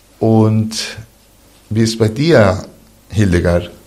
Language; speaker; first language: German; non-native, learner; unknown